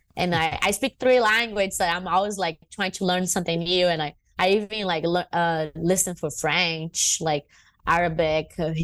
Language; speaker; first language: English; non-native, fluent; Portuguese